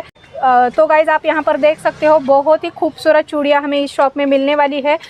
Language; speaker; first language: Hindi; non-native, local second language; Marathi